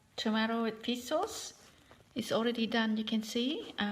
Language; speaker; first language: English; non-native, learner; Khmer